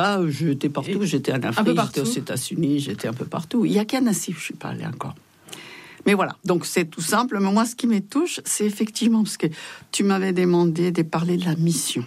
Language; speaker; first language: French; non-native, fluent; Spanish